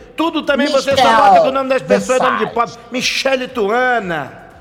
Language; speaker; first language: Portuguese; native; Portuguese